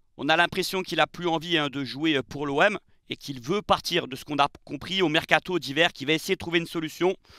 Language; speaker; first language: French; native; French